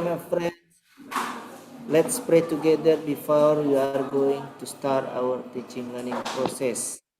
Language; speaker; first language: English; non-native, learner; Indonesian